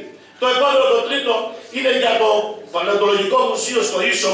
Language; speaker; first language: Greek; native; Greek